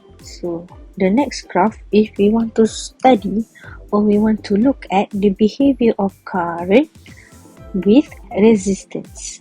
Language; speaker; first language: English; non-native, local second language; Malay